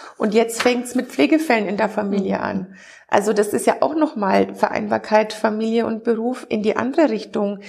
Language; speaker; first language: German; native; German